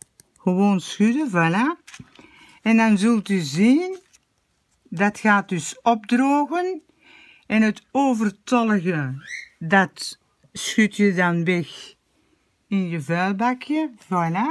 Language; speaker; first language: Dutch; native; Dutch